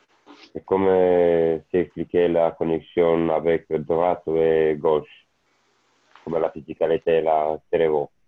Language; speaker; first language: French; non-native, learner; Italian